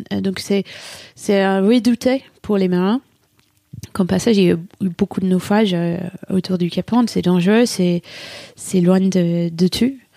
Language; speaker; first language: French; non-native, fluent; English